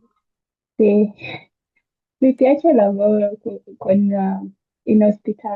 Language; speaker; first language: Italian; non-native, learner; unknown